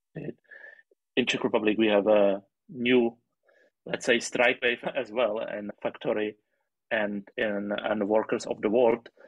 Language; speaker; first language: English; non-native, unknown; Czech